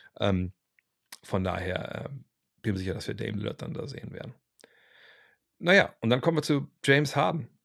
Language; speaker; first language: German; native; German